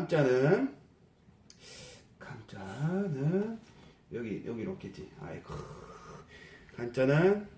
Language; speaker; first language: Korean; non-native, fluent; English